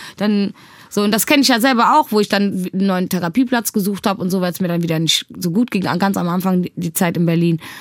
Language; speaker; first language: German; early bilingual, other home language; Tigrinya